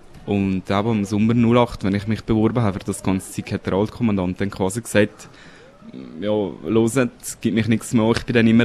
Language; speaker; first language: German; native; German